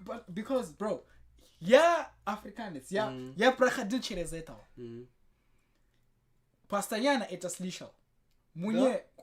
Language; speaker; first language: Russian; non-native, fluent; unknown